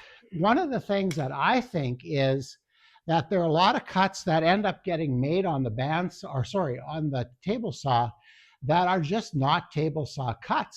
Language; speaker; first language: English; native; English